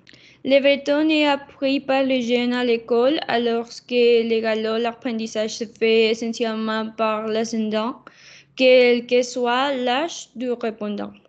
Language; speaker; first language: French; non-native, learner; Spanish